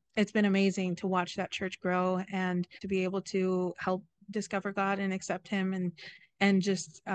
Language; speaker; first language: English; native; English